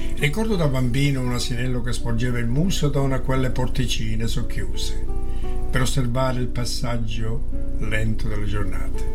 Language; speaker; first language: Italian; native; Italian